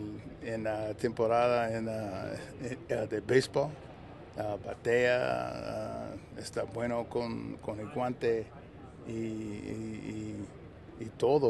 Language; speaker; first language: Spanish; non-native, learner; English